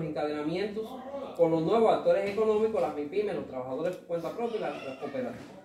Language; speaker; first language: Spanish; native; Spanish